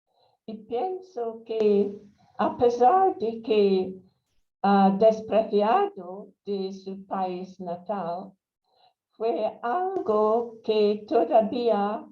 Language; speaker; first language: Spanish; non-native, fluent; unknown